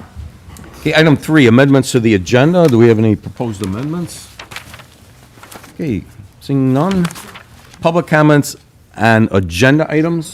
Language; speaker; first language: English; native; English